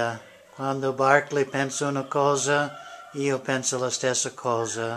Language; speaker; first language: Italian; non-native, learner; English